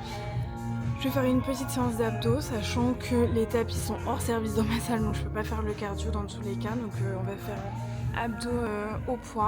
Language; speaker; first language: French; native; French